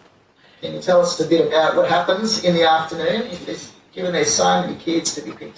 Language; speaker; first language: English; native; English